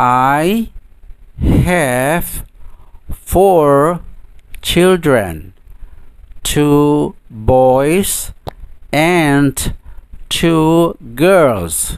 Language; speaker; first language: English; non-native, fluent; Indonesian